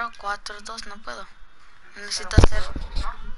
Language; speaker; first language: Spanish; early bilingual, heritage; Spanish